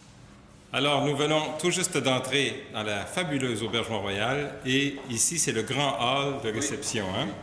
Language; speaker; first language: French; native; French